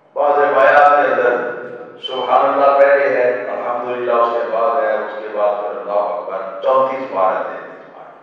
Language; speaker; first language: Urdu; non-native, local second language; Punjabi